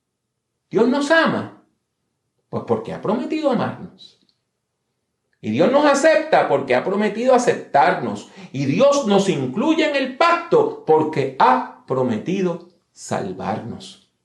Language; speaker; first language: Spanish; native; Spanish